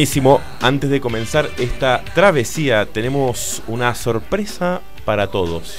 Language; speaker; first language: Spanish; native; Spanish